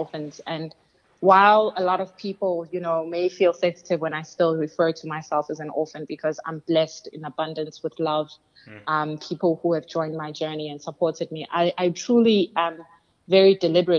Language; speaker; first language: English; non-native, local second language; Xhosa